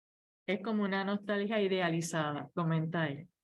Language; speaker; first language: Spanish; native; Spanish